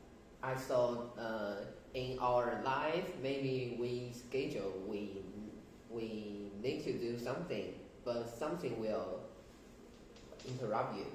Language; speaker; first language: English; non-native, learner; Chinese